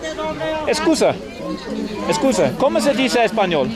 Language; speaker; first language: Spanish; non-native, learner; English